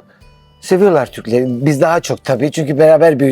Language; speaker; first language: Turkish; non-native, local second language; Greek